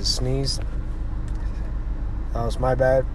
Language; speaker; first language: English; non-native, fluent; Spanish